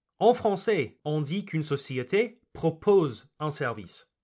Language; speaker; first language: French; non-native, fluent; English